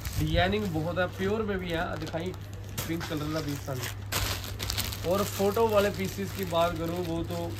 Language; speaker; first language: Hindi; non-native, local second language; Punjabi